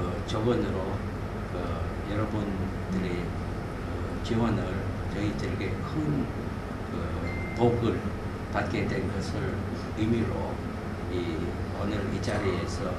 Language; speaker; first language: Korean; non-native, fluent; Lao